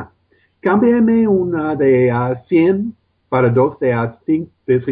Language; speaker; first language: Spanish; non-native, fluent; English